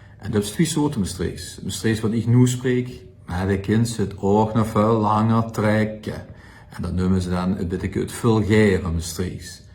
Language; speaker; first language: Dutch; native; Dutch